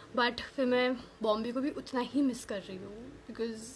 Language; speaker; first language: Hindi; native; Hindi